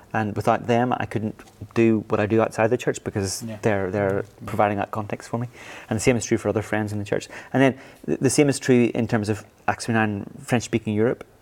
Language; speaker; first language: English; native; English